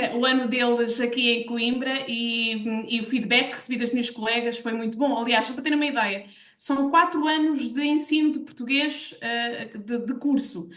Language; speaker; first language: Portuguese; native; Portuguese